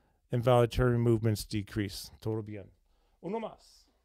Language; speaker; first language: Spanish; non-native, learner; English